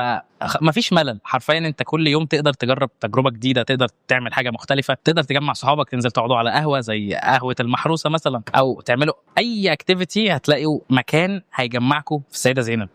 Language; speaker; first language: Arabic; native; Arabic